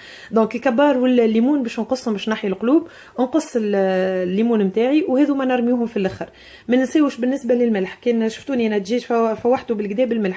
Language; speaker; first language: Arabic; native; Arabic